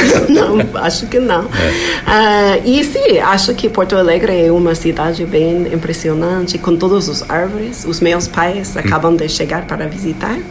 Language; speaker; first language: Portuguese; non-native, fluent; English